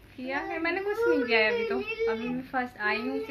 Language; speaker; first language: Hindi; native; Hindi